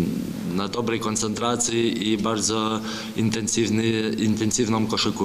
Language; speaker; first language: Polish; non-native, fluent; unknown